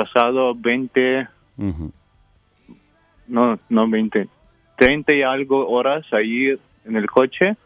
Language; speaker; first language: Spanish; non-native, fluent; Ukrainian